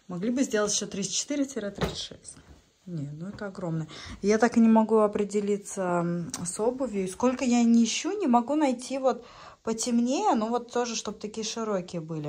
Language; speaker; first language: Russian; native; Russian